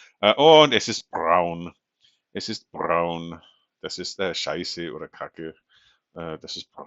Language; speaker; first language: German; non-native, fluent; English